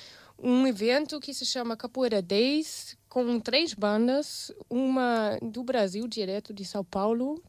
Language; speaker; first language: Portuguese; non-native, fluent; German